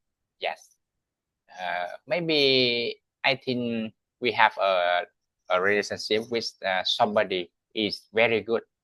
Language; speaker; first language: English; non-native, learner; Vietnamese